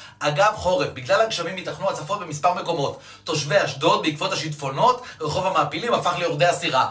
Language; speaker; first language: Hebrew; native; Hebrew